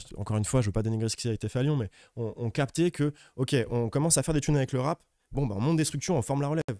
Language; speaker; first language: French; native; French